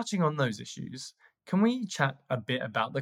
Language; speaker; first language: English; native; English